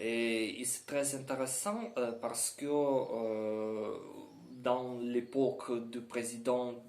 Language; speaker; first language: French; non-native, learner; Ukrainian